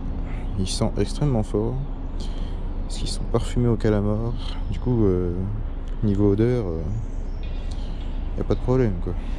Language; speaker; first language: French; native; French